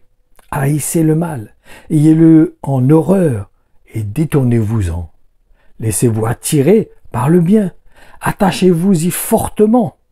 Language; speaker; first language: French; native; French